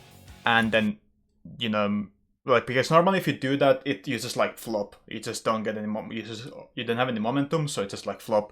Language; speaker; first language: English; non-native, fluent; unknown